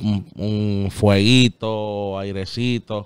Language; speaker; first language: Spanish; native; Spanish